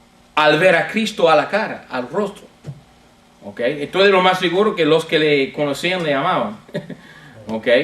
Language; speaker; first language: Spanish; non-native, fluent; English